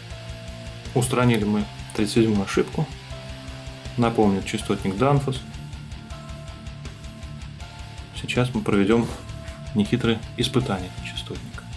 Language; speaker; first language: Russian; native; Russian